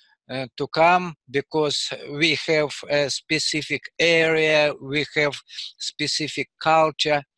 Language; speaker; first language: English; non-native, learner; Russian